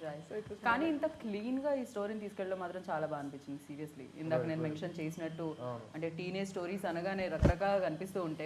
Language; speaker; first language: Telugu; native; Telugu